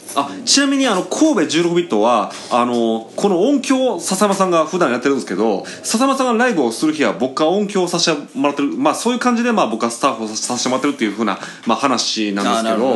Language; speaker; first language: Japanese; native; Japanese